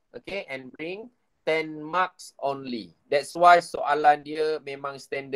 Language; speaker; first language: English; non-native, local second language; Malay